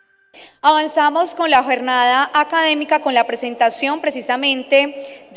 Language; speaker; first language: Spanish; native; Spanish